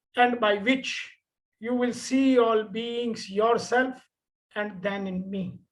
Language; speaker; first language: English; non-native, local second language; Hindi